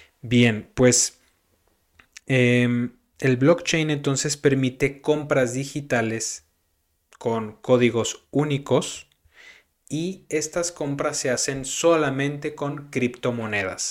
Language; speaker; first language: Spanish; native; Spanish